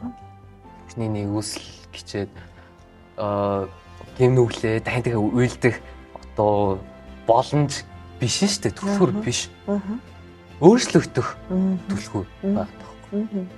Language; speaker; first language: Mongolian; early bilingual, heritage; Mongolian